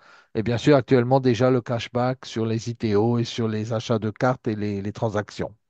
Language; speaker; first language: French; native; French